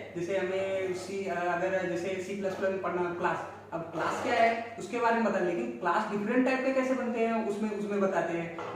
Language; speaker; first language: Hindi; native; Hindi